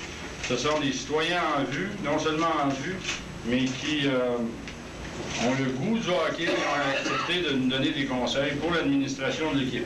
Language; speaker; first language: French; native; French